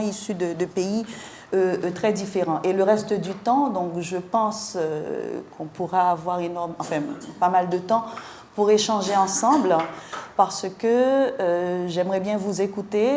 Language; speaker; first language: French; non-native, local second language; Haitian Creole